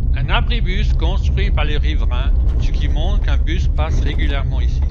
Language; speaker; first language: French; native; French